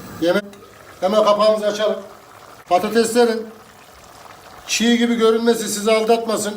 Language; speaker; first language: Turkish; native; Turkish